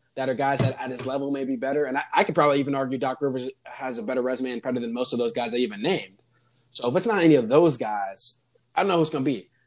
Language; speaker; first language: English; native; English